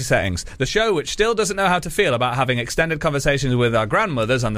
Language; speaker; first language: English; native; English